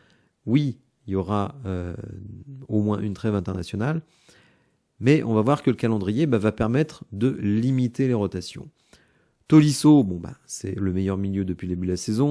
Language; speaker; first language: French; native; French